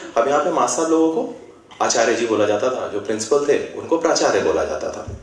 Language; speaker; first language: Hindi; native; Hindi